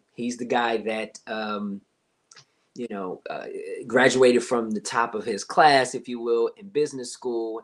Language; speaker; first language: English; native; English